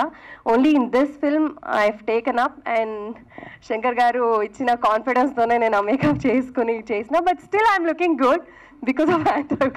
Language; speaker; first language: Telugu; non-native, fluent; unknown